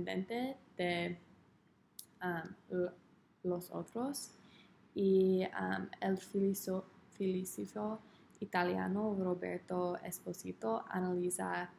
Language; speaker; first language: Spanish; non-native, learner; English